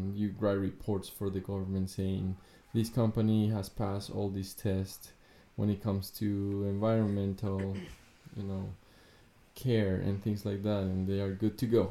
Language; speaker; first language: English; non-native, fluent; Spanish